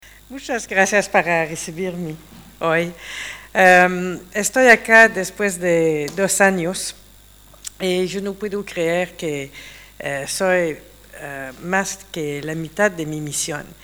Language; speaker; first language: Spanish; non-native, fluent; English